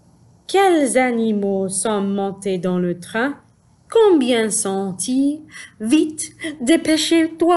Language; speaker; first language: French; non-native, fluent; English